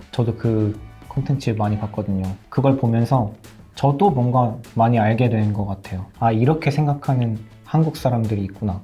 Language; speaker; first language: Korean; native; Korean